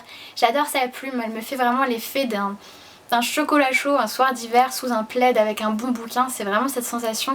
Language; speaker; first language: French; native; French